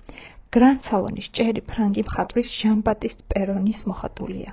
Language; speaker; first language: Georgian; native; Georgian